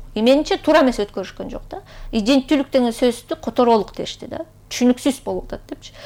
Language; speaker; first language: Kyrgyz; native; Kyrgyz